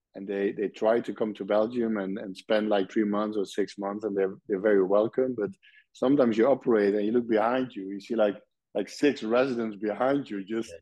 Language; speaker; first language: English; non-native, fluent; Dutch